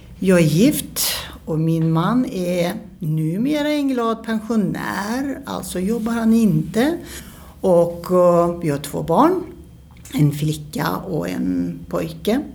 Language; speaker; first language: Swedish; early bilingual, other home language; Turkish